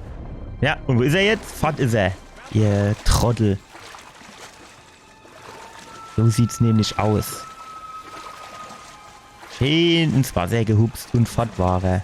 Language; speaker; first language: German; native; German